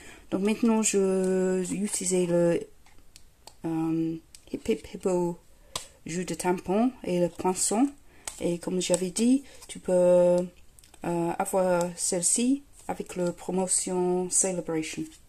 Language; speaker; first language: French; non-native, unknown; English